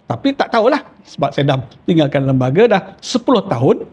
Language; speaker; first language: Malay; native; Malay